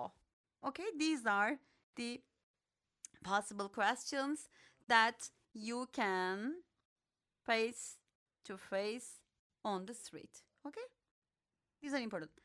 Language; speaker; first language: English; non-native, fluent; Turkish